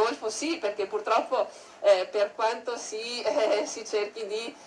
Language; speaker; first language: Italian; native; Italian